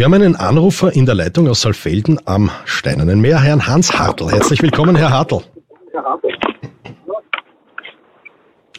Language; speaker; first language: German; native; German